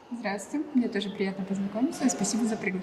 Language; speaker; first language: Russian; native; Russian